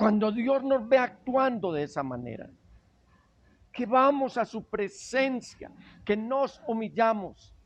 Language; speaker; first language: Spanish; native; Spanish